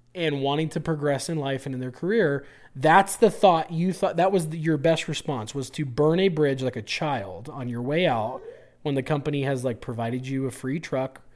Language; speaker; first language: English; native; English